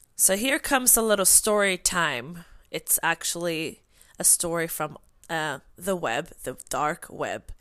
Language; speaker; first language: English; non-native, fluent; Swedish